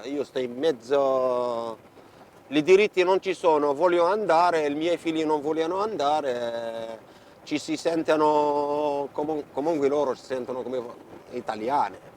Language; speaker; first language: Italian; non-native, fluent; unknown